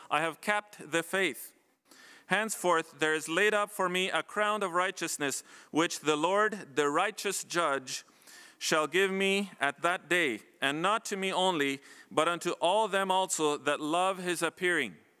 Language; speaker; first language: English; non-native, fluent; Plautdietsch